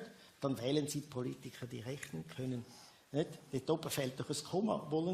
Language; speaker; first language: German; native; German